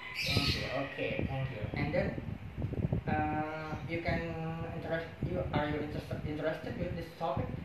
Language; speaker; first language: English; non-native, learner; Indonesian